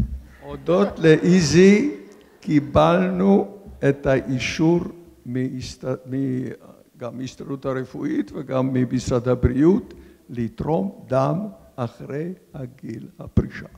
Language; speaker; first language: Hebrew; non-native, fluent; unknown